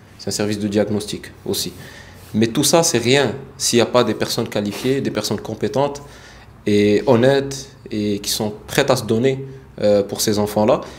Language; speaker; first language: French; early bilingual, other home language; Arabic